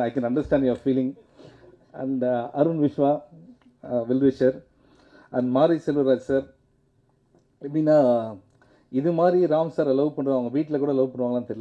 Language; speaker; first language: Tamil; native; Tamil